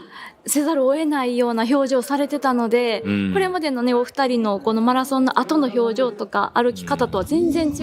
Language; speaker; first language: Japanese; native; Japanese